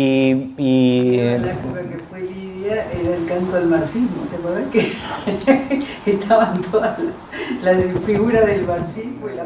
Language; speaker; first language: Spanish; native; Spanish